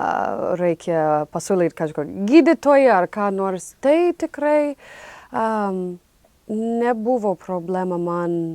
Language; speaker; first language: Lithuanian; non-native, fluent; English